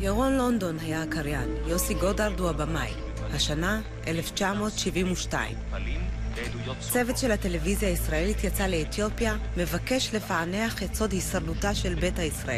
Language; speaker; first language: Hebrew; native; Hebrew